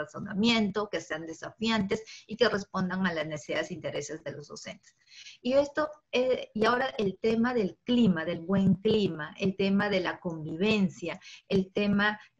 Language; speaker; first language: Spanish; native; Spanish